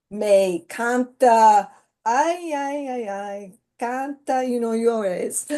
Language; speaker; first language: Spanish; non-native, learner; English